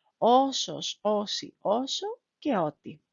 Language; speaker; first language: Greek; non-native, fluent; Spanish